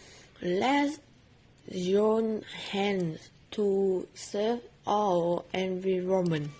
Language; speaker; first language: English; non-native, learner; Vietnamese